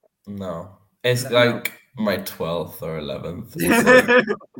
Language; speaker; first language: English; native; English